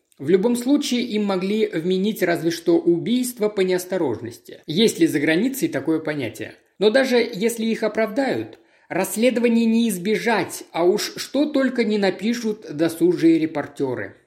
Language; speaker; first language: Russian; native; Russian